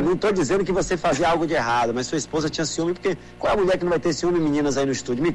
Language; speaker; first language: Portuguese; native; Portuguese